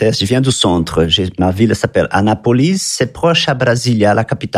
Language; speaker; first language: French; non-native, fluent; Portuguese